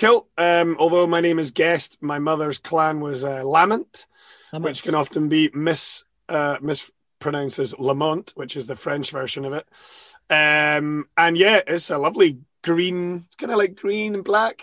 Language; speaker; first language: English; native; English